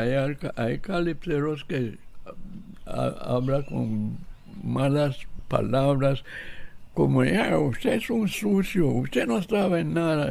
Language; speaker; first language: Spanish; non-native, local second language; English